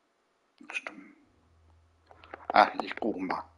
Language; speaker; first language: German; non-native, learner; Vietnamese